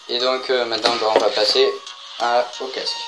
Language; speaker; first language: French; native; French